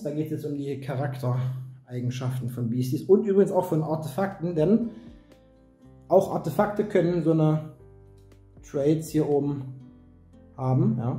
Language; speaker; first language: German; native; German